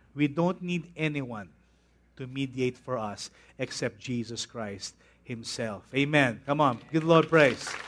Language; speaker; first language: English; non-native, local second language; Filipino